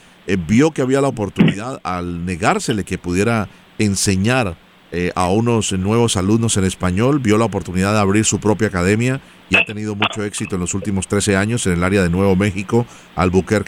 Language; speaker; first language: Spanish; native; Spanish